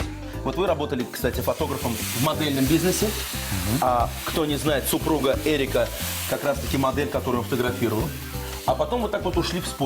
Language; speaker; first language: Russian; native; Russian